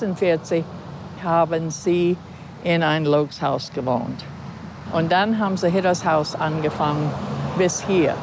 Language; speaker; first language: German; early bilingual, heritage; German